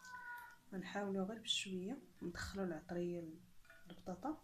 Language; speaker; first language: Arabic; native; Arabic